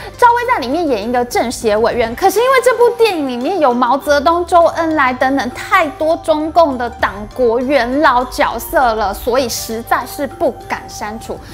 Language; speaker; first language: Chinese; native; Chinese